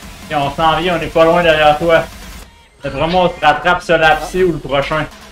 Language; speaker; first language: French; native; French